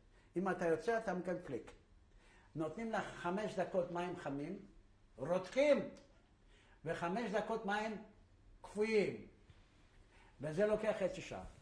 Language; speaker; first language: Hebrew; non-native, fluent; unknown